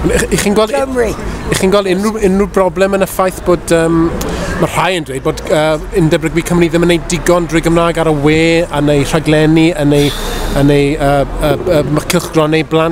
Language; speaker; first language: Welsh; native; Welsh